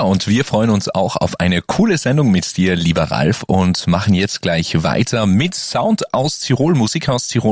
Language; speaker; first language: German; native; German